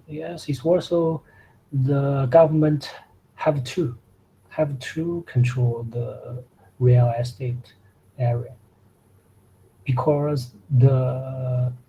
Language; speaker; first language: English; non-native, learner; Chinese